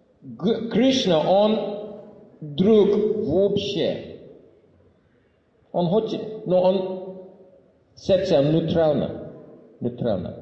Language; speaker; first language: Russian; non-native, fluent; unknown